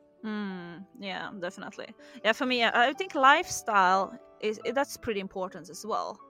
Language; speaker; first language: English; non-native, fluent; Swedish